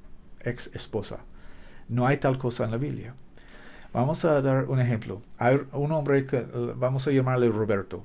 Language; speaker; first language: Spanish; non-native, learner; English